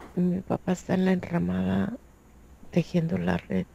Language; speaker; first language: Spanish; native; Spanish